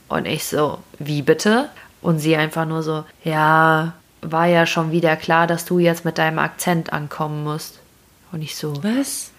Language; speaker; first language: German; early bilingual, other home language; Russian